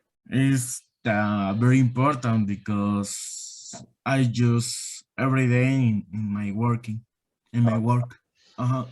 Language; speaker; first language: English; non-native, learner; Spanish